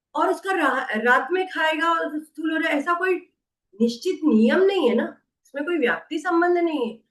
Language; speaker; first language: Hindi; non-native, local second language; Marathi